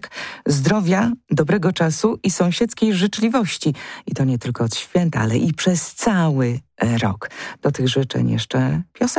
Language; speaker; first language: Polish; native; Polish